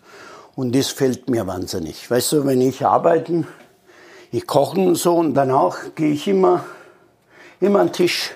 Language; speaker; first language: German; non-native, learner; Italian